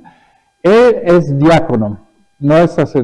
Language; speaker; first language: Spanish; early bilingual, other home language; German